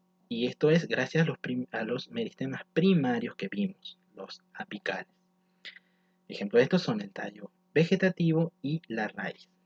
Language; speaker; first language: Spanish; native; Spanish